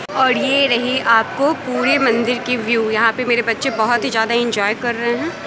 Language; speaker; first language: Hindi; native; Hindi